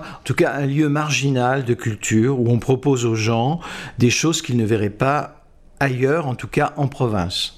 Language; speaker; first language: French; native; French